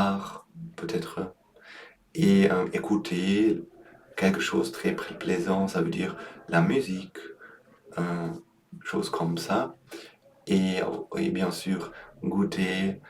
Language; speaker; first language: French; non-native, learner; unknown